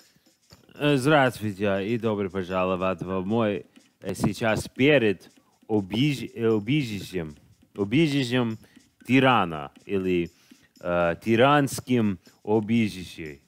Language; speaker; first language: Russian; non-native, learner; English